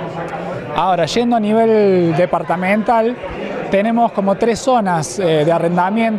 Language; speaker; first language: Spanish; native; Spanish